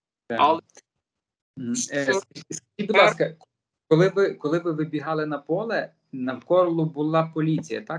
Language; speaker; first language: Ukrainian; native; Ukrainian